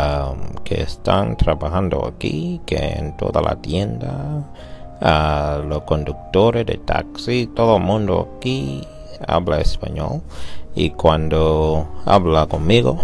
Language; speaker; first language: Spanish; non-native, learner; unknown